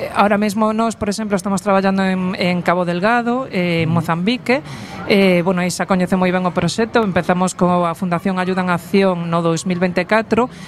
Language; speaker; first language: Galician; non-native, local second language; Spanish